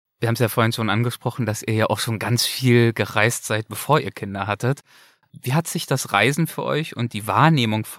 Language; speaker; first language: German; native; German